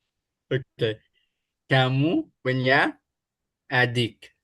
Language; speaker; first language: Indonesian; non-native, learner; Arabic